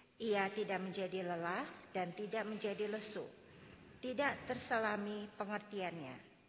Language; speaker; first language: Indonesian; native; Indonesian